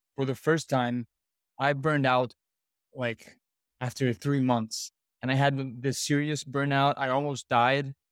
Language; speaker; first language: English; non-native, fluent; Portuguese